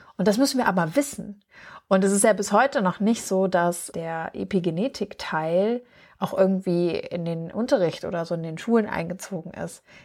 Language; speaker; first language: German; native; German